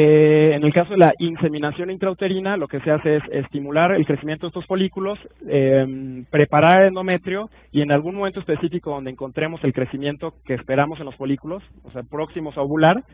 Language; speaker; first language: Spanish; native; Spanish